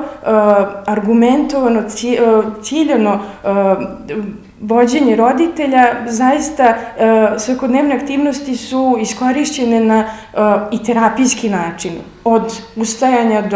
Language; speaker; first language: Serbian; native; Serbian